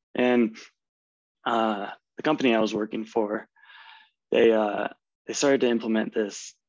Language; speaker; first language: English; native; English